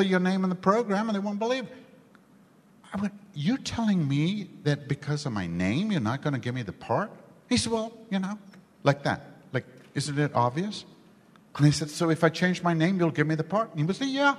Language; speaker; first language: English; non-native, local second language; Gujarati